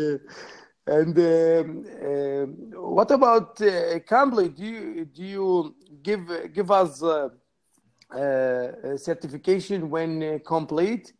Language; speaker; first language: English; non-native, learner; Arabic